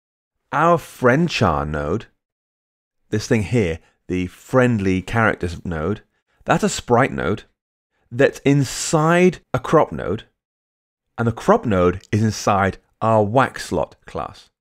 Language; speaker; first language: English; native; English